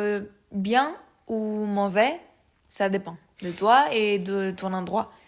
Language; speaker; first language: French; non-native, learner; Spanish